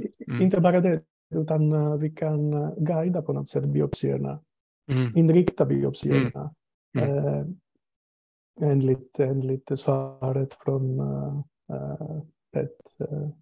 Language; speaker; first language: Swedish; non-native, fluent; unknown